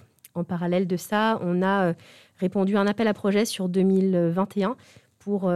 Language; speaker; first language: French; native; French